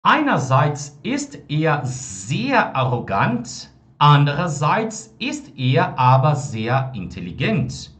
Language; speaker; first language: German; non-native, fluent; Portuguese